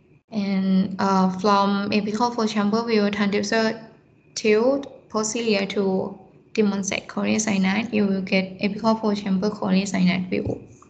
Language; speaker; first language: English; non-native, fluent; Thai